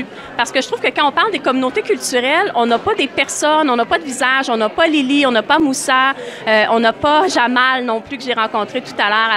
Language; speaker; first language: French; native; French